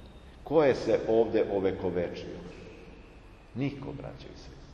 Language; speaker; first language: Serbian; native; Serbian